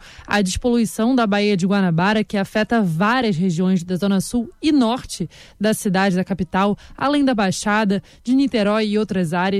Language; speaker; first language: Portuguese; native; Portuguese